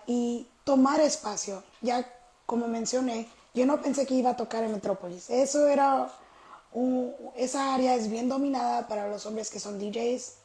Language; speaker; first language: Spanish; early bilingual, heritage; Spanish